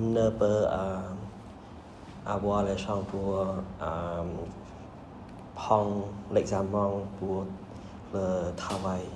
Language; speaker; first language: French; non-native, learner; Khmer